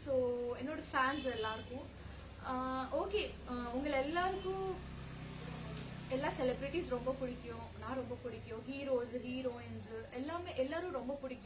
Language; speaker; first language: Tamil; non-native, learner; Telugu